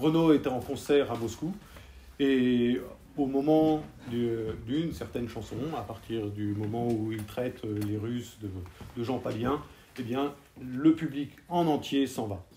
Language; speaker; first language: French; native; French